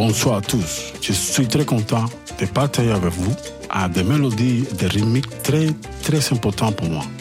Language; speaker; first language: French; non-native, learner; Spanish